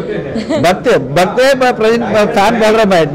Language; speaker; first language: Hindi; non-native, local second language; Telugu